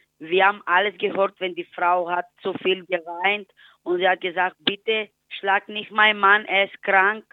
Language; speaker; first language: German; non-native, learner; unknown